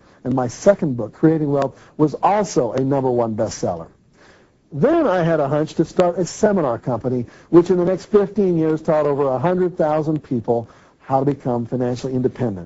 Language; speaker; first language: English; native; English